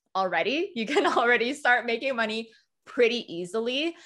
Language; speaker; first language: English; native; English